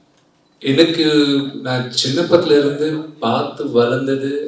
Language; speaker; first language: Tamil; non-native, fluent; Telugu